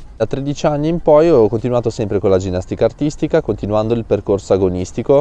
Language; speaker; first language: Italian; early bilingual, other home language; Russian